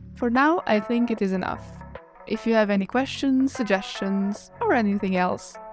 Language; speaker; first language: English; non-native, fluent; Italian